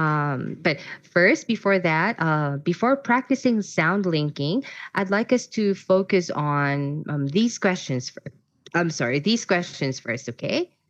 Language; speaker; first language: English; non-native, fluent; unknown